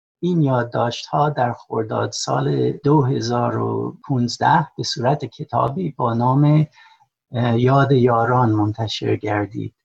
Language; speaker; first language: Persian; non-native, fluent; English